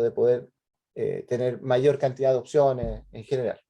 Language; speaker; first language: Spanish; native; Spanish